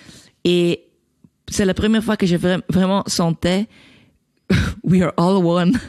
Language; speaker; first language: French; non-native, learner; Dutch